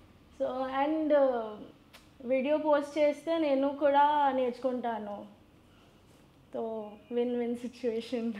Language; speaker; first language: Telugu; non-native, learner; Gujarati